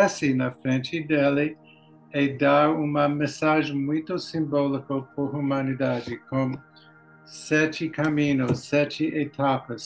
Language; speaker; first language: Portuguese; non-native, learner; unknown